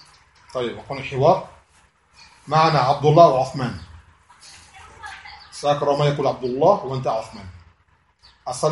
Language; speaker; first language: Arabic; non-native, fluent; French